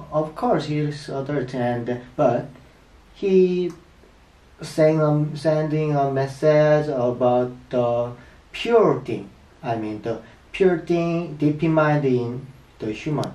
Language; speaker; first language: English; non-native, learner; Korean